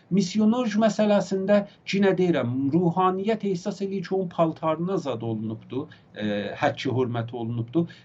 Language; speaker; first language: Azerbaijani; native; Azerbaijani